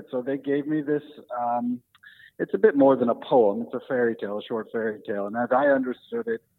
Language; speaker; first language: English; native; English